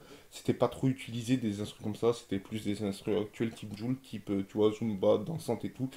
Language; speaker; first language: French; native; French